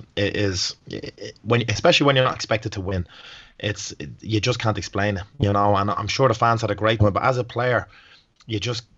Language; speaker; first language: English; native; English